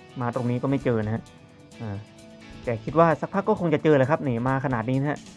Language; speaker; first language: Thai; native; Thai